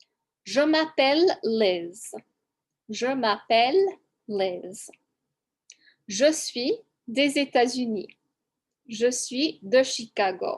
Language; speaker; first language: French; non-native, fluent; English